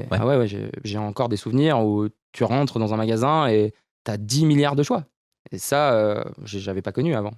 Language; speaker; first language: French; early bilingual, other home language; Romanian